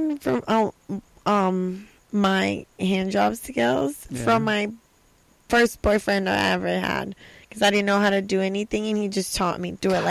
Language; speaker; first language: English; non-native, fluent; Portuguese